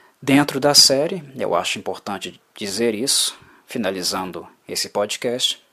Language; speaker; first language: Portuguese; native; Portuguese